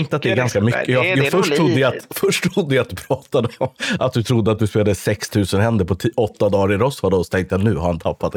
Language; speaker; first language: Swedish; native; Swedish